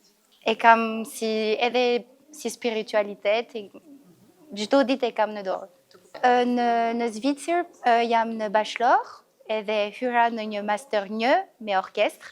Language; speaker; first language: Albanian; early bilingual, heritage; Albanian